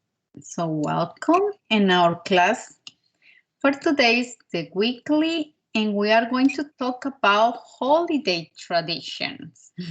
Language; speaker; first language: English; non-native, learner; Spanish